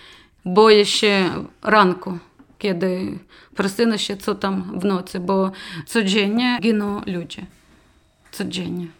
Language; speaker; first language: Polish; non-native, learner; Ukrainian